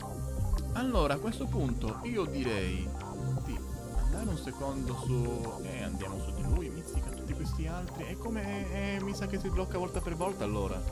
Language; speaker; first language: Italian; native; Italian